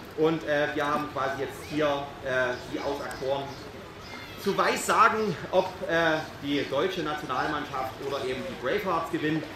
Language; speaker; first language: German; native; German